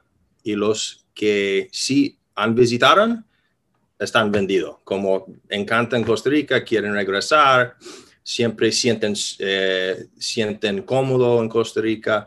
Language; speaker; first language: Spanish; non-native, fluent; English